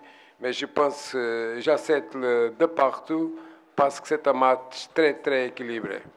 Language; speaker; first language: French; non-native, learner; Portuguese